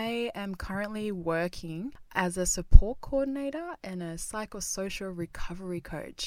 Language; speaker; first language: English; non-native, fluent; Japanese